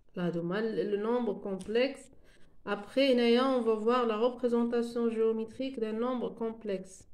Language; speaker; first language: French; non-native, local second language; Arabic